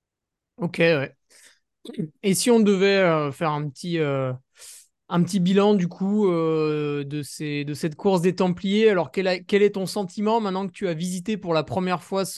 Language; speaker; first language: French; native; French